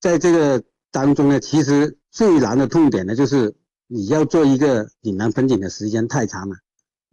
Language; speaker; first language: Chinese; non-native, local second language; Cantonese